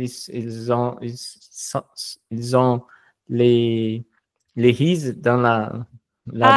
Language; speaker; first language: French; non-native, fluent; Portuguese